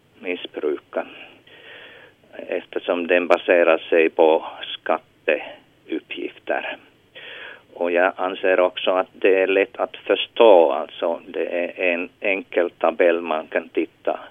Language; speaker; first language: Swedish; non-native, local second language; Finnish